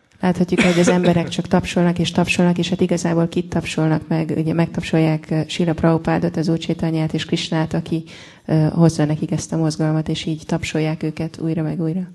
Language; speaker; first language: Hungarian; native; Hungarian